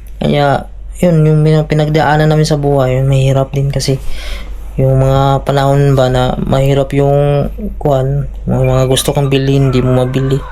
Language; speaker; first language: Filipino; non-native, local second language; Cebuano